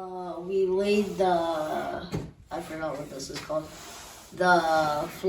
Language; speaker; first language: English; native; English